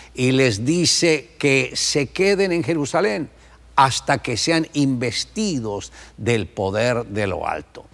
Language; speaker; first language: Spanish; native; Spanish